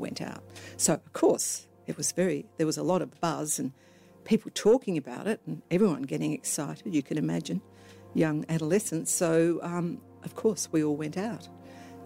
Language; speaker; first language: English; native; English